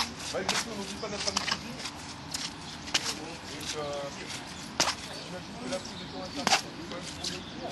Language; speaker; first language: French; native; French